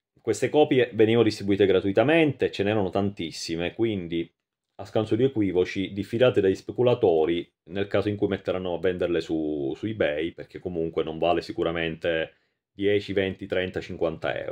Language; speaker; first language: Italian; native; Italian